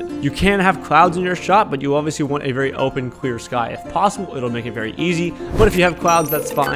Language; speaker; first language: English; native; English